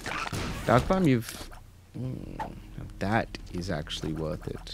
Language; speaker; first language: English; native; English